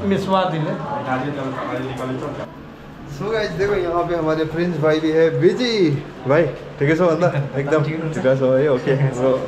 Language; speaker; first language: Hindi; non-native, local second language; Nepali